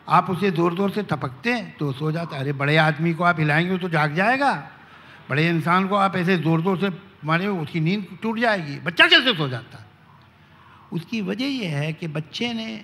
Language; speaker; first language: Hindi; native; Hindi